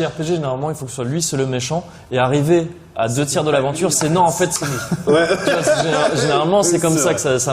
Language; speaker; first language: French; native; French